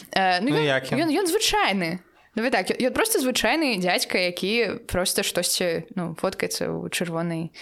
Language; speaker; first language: Belarusian; non-native, local second language; Russian